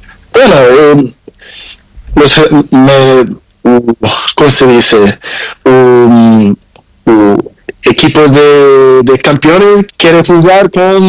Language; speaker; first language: Spanish; non-native, learner; Portuguese